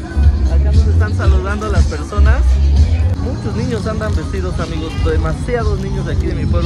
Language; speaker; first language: Spanish; native; Spanish